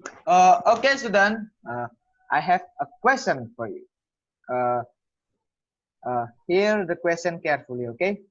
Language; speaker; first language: English; non-native, learner; Indonesian